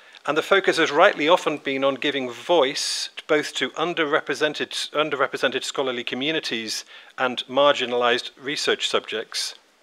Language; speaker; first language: English; native; English